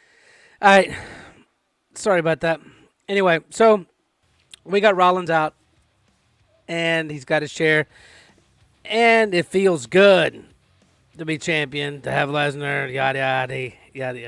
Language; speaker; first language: English; native; English